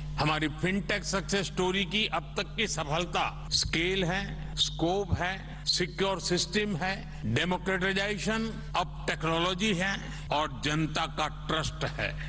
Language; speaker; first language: Hindi; non-native, local second language; Gujarati